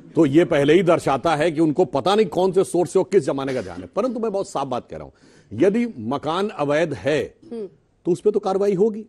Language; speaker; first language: Hindi; native; Hindi